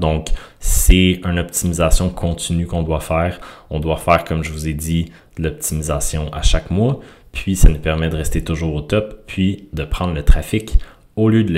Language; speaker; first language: French; native; French